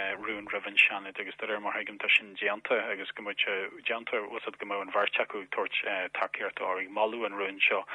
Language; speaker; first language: Irish; native; Irish